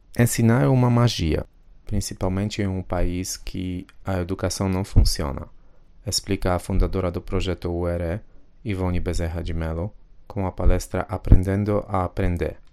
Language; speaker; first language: Portuguese; non-native, fluent; Polish